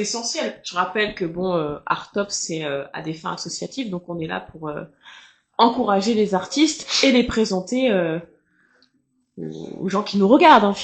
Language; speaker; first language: French; native; French